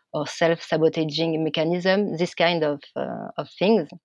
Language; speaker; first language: English; non-native, fluent; French